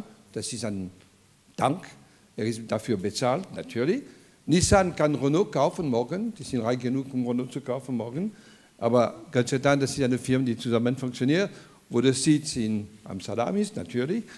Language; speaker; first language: German; non-native, fluent; French